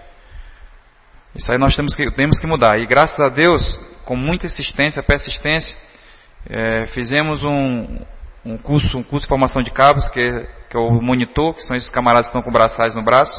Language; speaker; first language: Portuguese; native; Portuguese